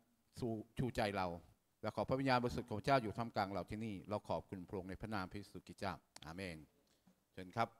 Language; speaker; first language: Thai; native; Thai